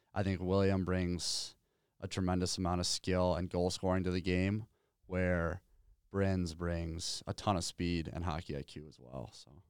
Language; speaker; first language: English; native; English